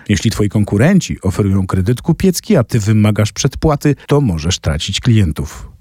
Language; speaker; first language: Polish; native; Polish